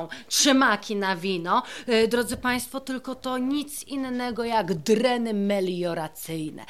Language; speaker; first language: Polish; native; Polish